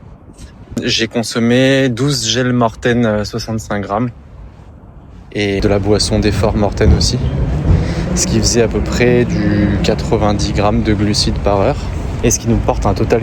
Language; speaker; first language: French; native; French